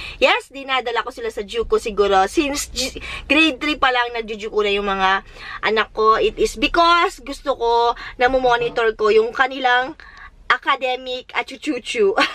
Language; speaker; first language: Filipino; native; Filipino